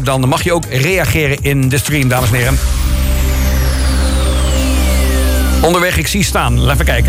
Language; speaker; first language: Dutch; native; Dutch